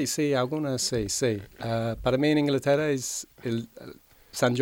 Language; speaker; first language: Spanish; non-native, fluent; English